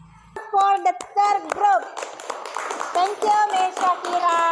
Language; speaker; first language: English; non-native, learner; Indonesian